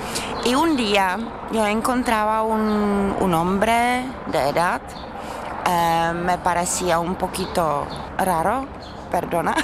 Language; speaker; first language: Spanish; non-native, fluent; Czech